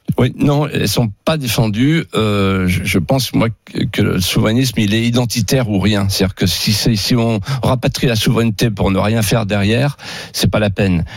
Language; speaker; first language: French; native; French